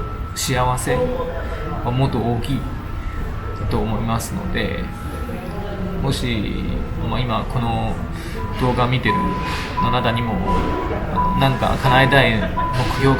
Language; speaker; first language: Japanese; non-native, fluent; Chinese